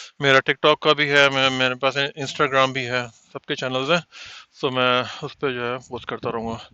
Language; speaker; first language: Urdu; native; Urdu